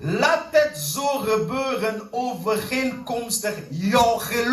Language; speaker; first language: Dutch; non-native, fluent; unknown